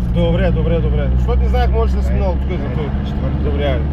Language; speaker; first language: Bulgarian; native; Bulgarian